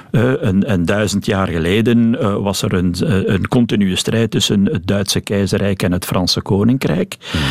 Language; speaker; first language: Dutch; native; Dutch